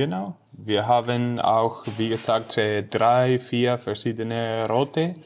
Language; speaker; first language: German; non-native, fluent; Spanish